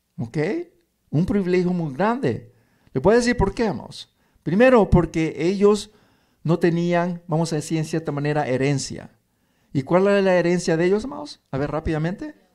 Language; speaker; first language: Spanish; early bilingual, heritage; Spanish